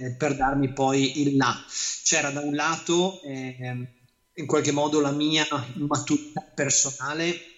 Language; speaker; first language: Italian; native; Italian